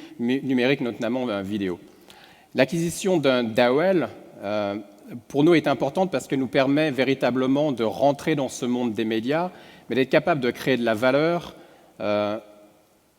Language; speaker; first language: French; native; French